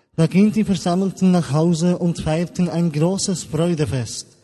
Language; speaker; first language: German; native; German